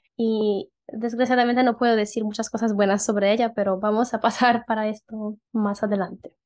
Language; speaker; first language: Spanish; non-native, fluent; Polish